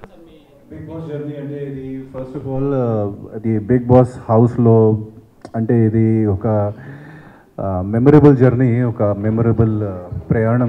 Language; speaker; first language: Telugu; non-native, fluent; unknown